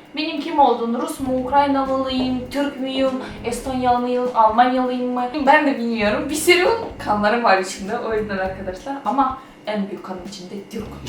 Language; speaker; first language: Turkish; non-native, fluent; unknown